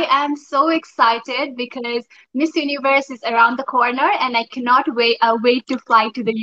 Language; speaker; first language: English; non-native, local second language; Nepali